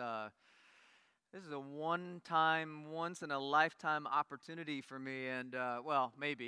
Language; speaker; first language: English; native; English